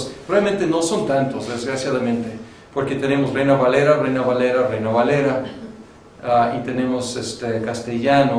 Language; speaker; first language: Spanish; non-native, fluent; English